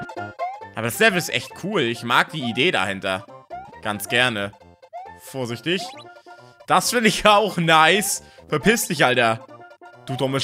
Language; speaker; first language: German; native; German